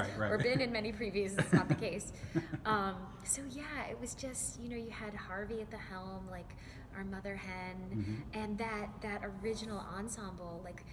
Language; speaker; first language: English; native; English